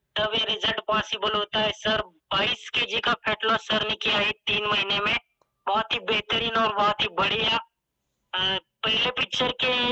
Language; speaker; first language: Hindi; non-native, local second language; Marathi